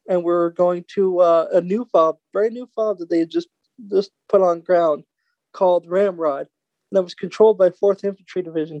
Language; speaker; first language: English; native; English